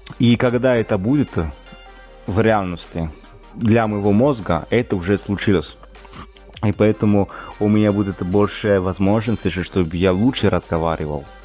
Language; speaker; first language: Russian; non-native, fluent; Italian